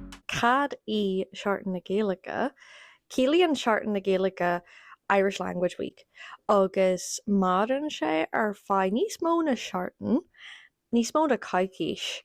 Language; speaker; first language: Irish; non-native, local second language; English